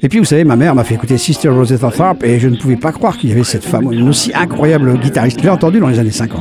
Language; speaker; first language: French; native; French